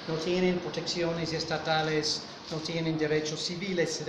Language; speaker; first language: Spanish; non-native, fluent; English